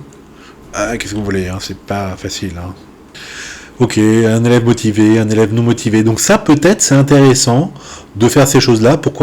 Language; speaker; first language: French; native; French